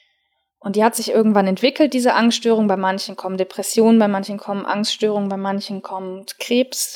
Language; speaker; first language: German; native; German